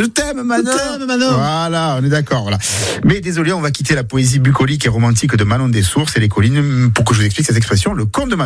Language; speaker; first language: French; native; French